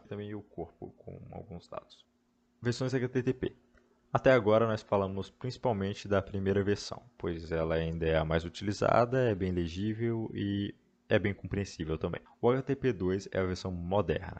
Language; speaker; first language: Portuguese; native; Portuguese